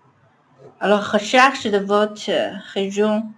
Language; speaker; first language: French; non-native, learner; Chinese